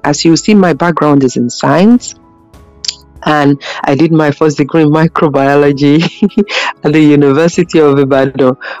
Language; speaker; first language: English; non-native, local second language; Yoruba